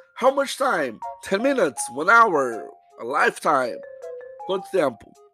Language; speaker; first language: English; non-native, fluent; Portuguese